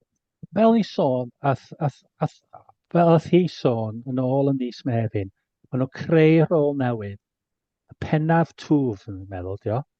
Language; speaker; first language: Welsh; native; Welsh